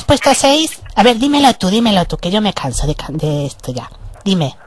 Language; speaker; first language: Spanish; native; Spanish